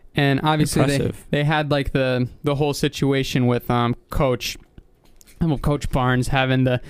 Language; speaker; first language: English; native; English